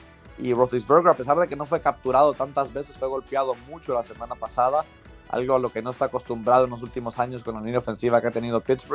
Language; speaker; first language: Spanish; native; Spanish